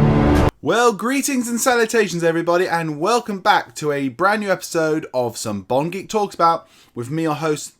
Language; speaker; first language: English; native; English